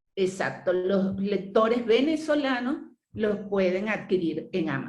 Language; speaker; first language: Spanish; native; Spanish